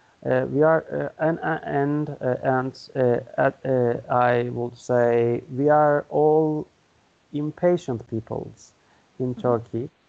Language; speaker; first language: English; non-native, learner; Turkish